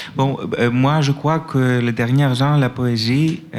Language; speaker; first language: French; non-native, fluent; Greek